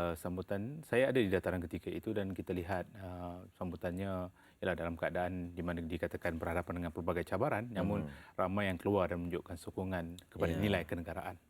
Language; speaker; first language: Malay; non-native, local second language; Tamil